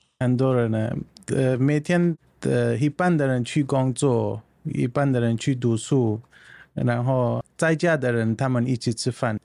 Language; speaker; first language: Chinese; non-native, learner; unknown